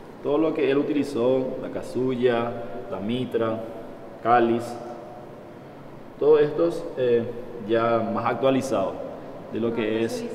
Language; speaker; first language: Spanish; native; Spanish